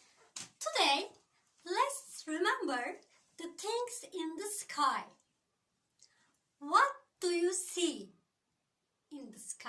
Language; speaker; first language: English; non-native, learner; Turkish